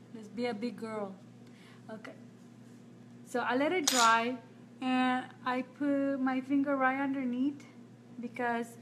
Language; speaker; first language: English; non-native, fluent; Spanish